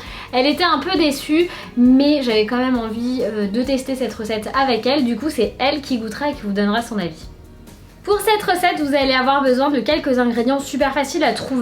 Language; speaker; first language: French; native; French